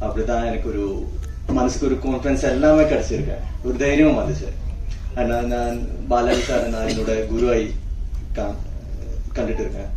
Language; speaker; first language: Tamil; non-native, fluent; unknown